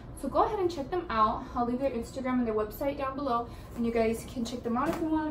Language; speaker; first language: English; early bilingual, other home language; Spanish